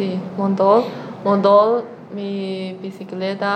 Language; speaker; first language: Spanish; non-native, learner; Chinese